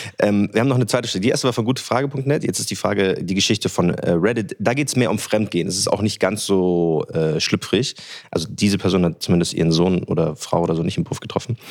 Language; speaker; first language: German; early bilingual, other home language; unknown